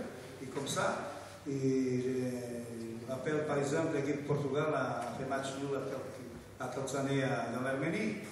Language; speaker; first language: French; non-native, fluent; Portuguese